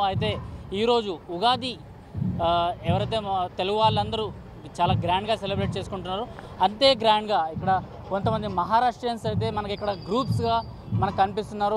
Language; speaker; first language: Telugu; native; Telugu